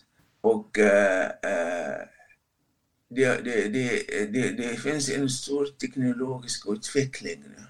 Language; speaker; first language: Swedish; non-native, fluent; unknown